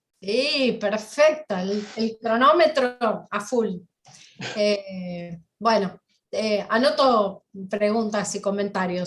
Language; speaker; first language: Spanish; native; Spanish